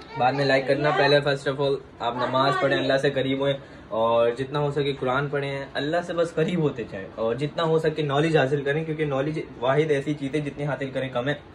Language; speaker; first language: Urdu; native; Urdu